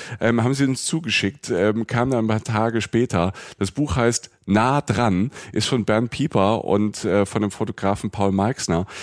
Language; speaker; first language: German; native; German